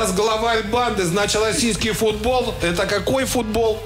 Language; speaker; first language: Russian; native; Russian